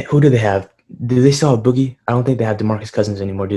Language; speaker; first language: English; native; English